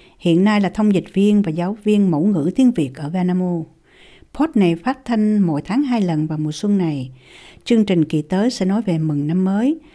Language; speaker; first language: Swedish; non-native, fluent; Vietnamese